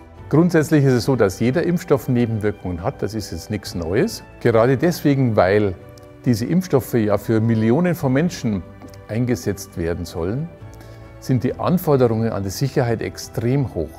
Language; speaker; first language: German; native; German